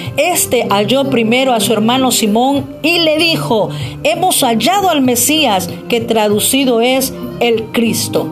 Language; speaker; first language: Spanish; native; Spanish